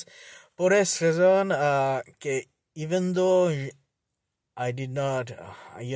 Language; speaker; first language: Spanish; non-native, learner; Bangla